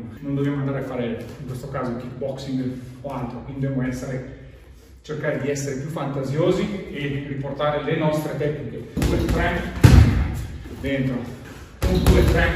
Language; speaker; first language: Italian; native; Italian